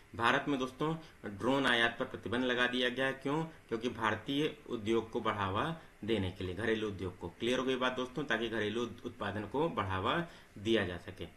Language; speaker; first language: Hindi; native; Hindi